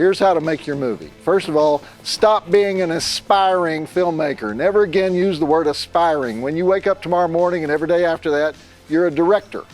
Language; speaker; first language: English; native; English